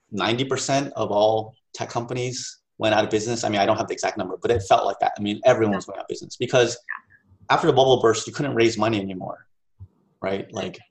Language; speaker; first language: English; native; English